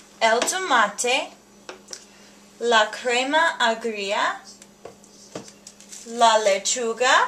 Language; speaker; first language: Spanish; non-native, learner; English